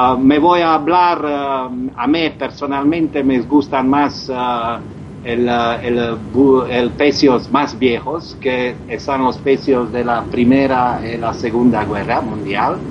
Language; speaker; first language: Spanish; non-native, learner; Croatian